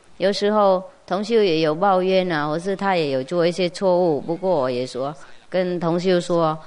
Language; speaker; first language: Chinese; non-native, fluent; Vietnamese